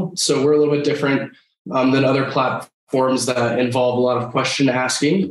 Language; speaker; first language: English; native; English